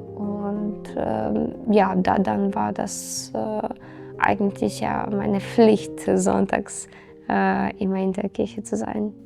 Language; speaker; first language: German; non-native, fluent; Serbian